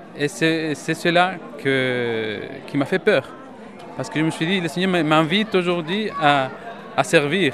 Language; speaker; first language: French; non-native, fluent; Spanish